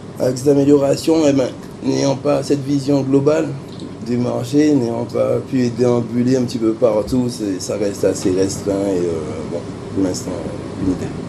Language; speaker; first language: French; native; French